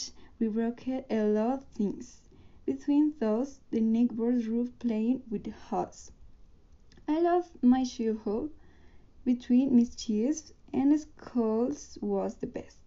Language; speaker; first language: English; non-native, learner; Spanish